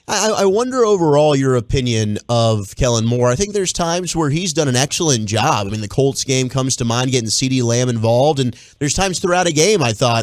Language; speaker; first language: English; native; English